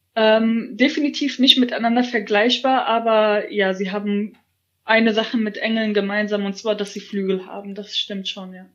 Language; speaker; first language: German; early bilingual, other home language; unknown